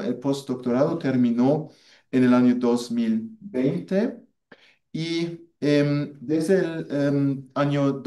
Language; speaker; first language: Spanish; non-native, fluent; German